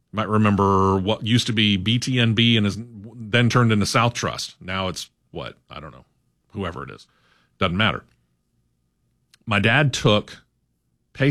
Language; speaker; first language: English; native; English